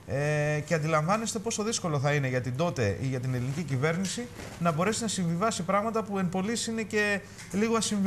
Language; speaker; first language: Greek; native; Greek